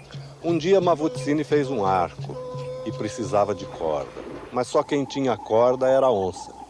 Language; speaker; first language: Portuguese; native; Portuguese